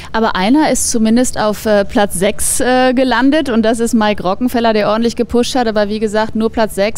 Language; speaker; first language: German; native; German